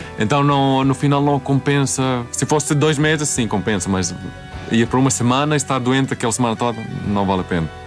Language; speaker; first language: Portuguese; non-native, fluent; Swedish